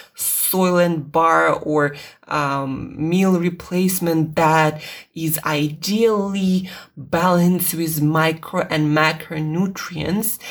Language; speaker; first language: English; non-native, fluent; Russian